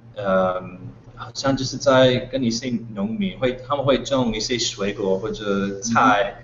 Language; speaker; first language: Chinese; non-native, fluent; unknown